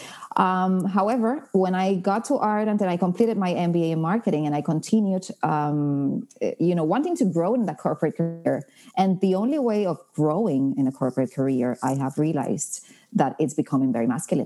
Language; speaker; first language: English; non-native, fluent; Spanish